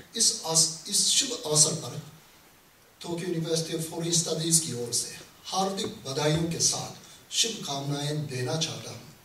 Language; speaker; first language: Hindi; non-native, fluent; Japanese